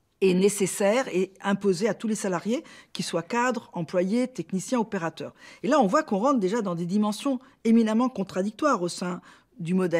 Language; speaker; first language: French; native; French